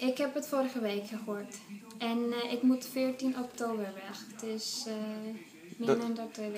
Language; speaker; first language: Dutch; non-native, fluent; Spanish